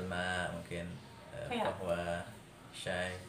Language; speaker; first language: Arabic; non-native, fluent; Indonesian